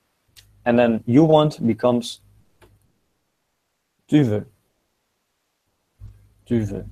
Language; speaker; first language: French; non-native, fluent; Dutch